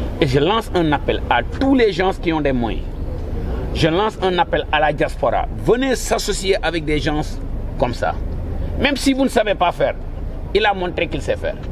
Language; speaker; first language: French; non-native, local second language; Wolof